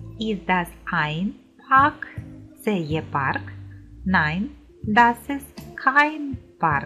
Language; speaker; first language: German; non-native, fluent; Ukrainian